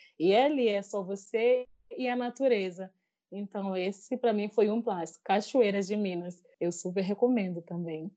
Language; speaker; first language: Portuguese; native; Portuguese